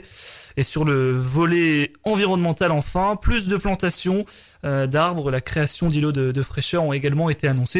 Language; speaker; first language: French; native; French